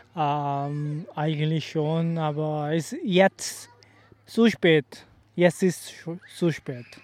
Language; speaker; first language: German; non-native, learner; Urdu